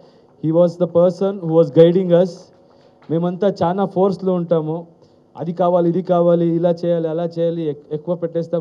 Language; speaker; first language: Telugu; non-native, learner; Kannada